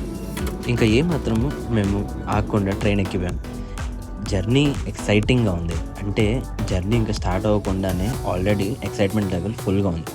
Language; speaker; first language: Telugu; native; Telugu